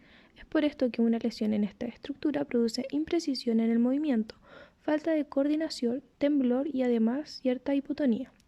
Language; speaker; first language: Spanish; native; Spanish